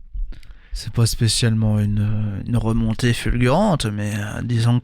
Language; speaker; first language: French; native; French